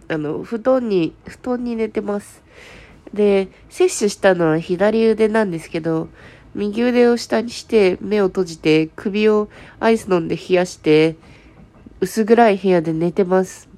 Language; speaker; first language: Japanese; native; Japanese